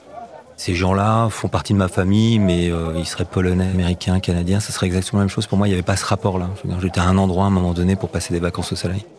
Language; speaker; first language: French; native; French